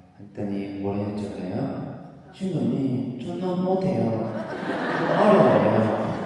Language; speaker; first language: Korean; native; Korean